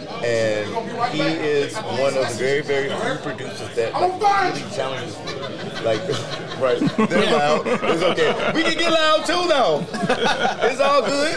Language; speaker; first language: English; native; English